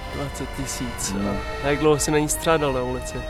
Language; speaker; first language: Czech; native; Czech